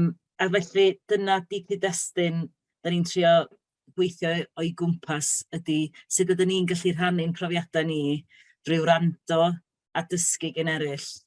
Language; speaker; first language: Welsh; native; Welsh